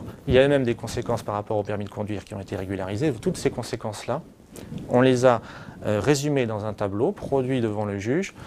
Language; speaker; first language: French; native; French